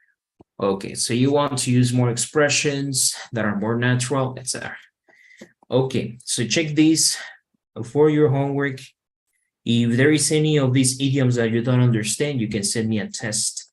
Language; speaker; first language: English; non-native, fluent; Spanish